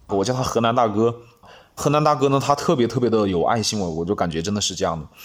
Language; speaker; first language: Chinese; non-native, local second language; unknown